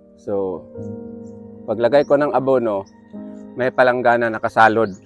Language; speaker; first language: Filipino; non-native, local second language; Cebuano